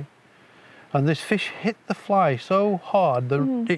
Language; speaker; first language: English; native; English